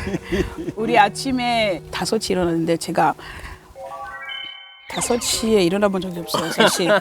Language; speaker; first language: Korean; non-native, fluent; French